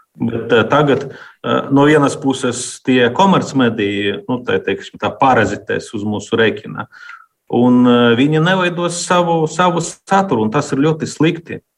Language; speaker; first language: Latvian; non-native, local second language; Russian